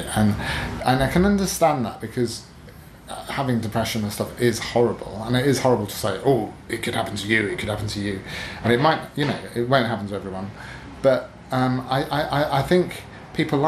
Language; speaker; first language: English; native; English